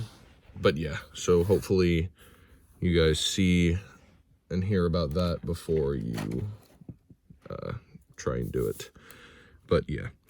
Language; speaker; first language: English; native; English